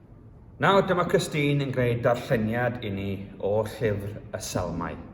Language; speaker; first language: Welsh; early bilingual, heritage; Welsh